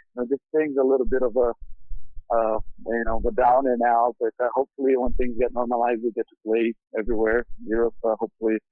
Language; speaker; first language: English; non-native, fluent; Portuguese